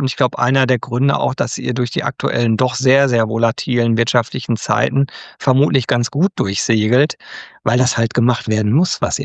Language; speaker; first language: German; native; German